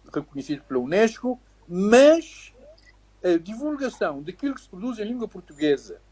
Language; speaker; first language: Portuguese; native; Portuguese